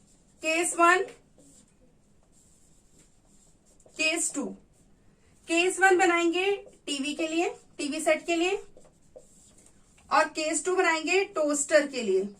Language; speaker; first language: Hindi; native; Hindi